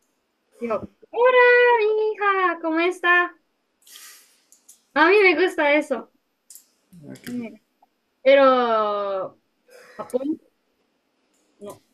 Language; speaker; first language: Spanish; non-native, learner; Japanese